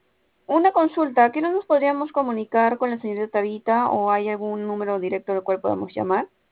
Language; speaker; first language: Spanish; native; Spanish